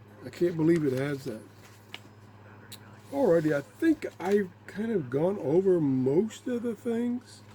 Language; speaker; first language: English; native; English